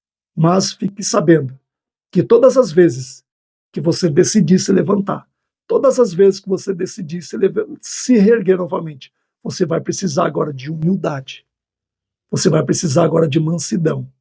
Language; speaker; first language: Portuguese; native; Portuguese